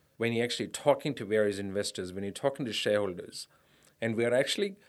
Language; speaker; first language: English; non-native, local second language; Tamil